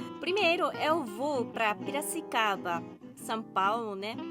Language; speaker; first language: Portuguese; non-native, learner; Japanese